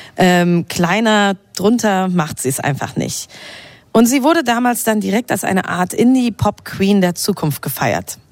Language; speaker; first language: German; native; German